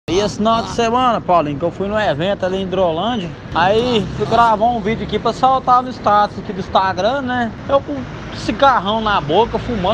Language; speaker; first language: Portuguese; native; Portuguese